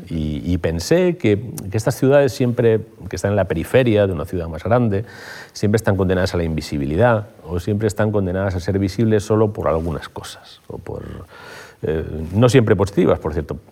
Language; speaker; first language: Spanish; native; Spanish